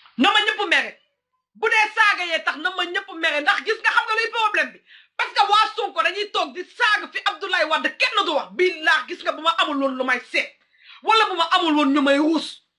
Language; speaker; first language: Wolof; early bilingual, heritage; Wolof